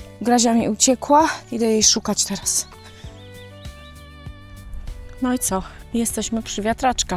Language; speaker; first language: Polish; native; Polish